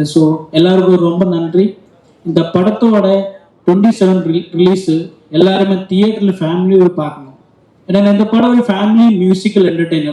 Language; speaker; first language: Tamil; non-native, learner; Malayalam